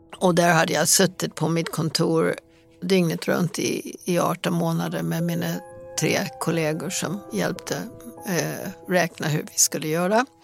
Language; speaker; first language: Swedish; non-native, fluent; English